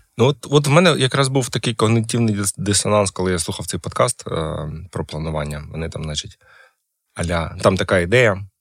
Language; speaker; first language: Ukrainian; non-native, local second language; Russian